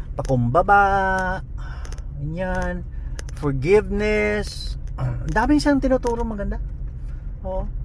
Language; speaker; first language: Filipino; non-native, local second language; Hiligaynon